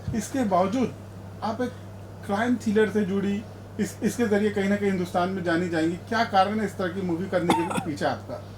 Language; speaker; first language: Hindi; native; Hindi